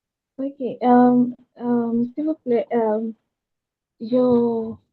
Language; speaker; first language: French; non-native, learner; Yoruba